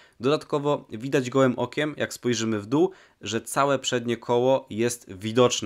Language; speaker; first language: Polish; native; Polish